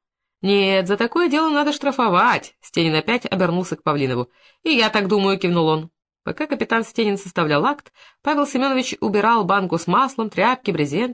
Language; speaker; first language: Russian; native; Russian